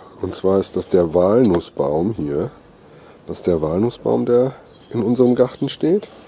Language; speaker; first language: German; native; German